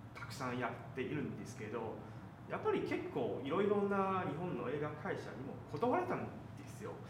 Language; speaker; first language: Japanese; non-native, fluent; Chinese